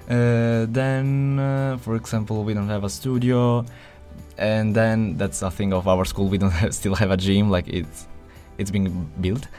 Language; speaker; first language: English; non-native, fluent; Italian